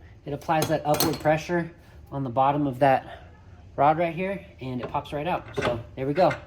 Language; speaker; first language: English; native; English